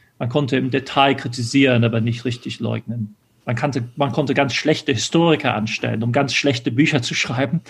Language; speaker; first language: German; early bilingual, other home language; English